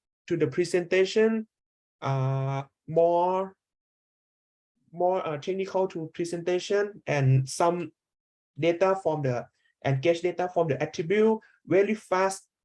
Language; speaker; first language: English; non-native, learner; Thai